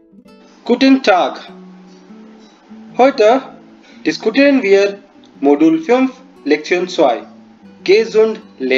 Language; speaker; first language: German; non-native, fluent; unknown